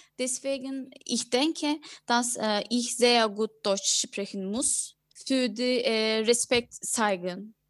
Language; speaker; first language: German; non-native, learner; Turkish